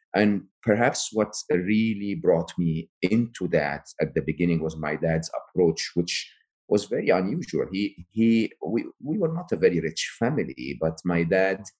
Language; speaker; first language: English; non-native, fluent; Arabic